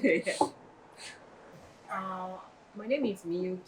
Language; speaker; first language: English; non-native, learner; Japanese